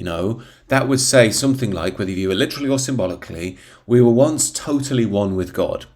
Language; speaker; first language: English; native; English